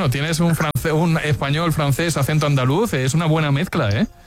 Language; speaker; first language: Spanish; native; Spanish